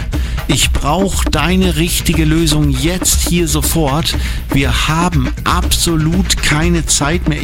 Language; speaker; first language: German; native; German